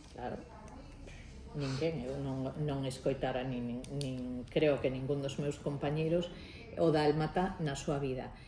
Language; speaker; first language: Galician; non-native, local second language; Spanish